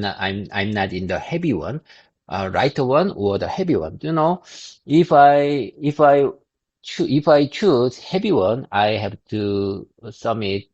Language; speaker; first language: English; non-native, learner; Korean